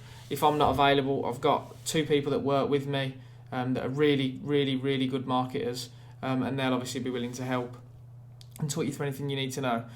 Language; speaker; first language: English; native; English